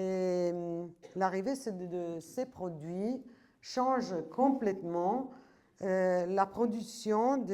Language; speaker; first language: French; non-native, fluent; Italian